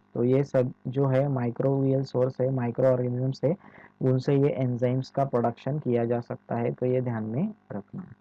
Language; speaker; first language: Hindi; non-native, local second language; Marathi